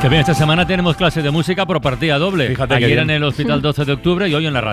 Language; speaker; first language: Spanish; native; Spanish